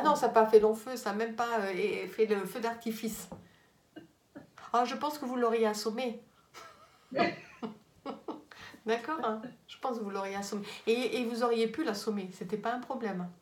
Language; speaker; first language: French; native; French